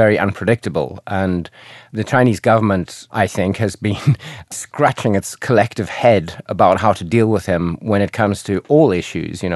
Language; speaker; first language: English; native; English